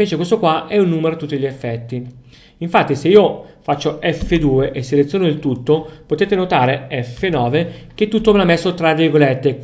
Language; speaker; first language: Italian; native; Italian